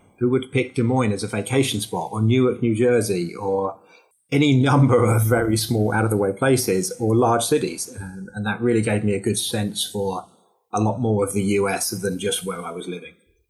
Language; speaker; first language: English; native; English